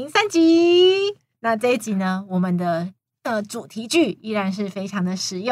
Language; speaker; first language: Chinese; native; Chinese